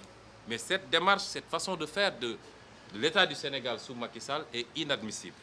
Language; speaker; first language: French; non-native, local second language; Wolof